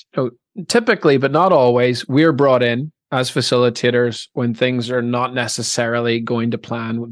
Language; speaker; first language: English; native; English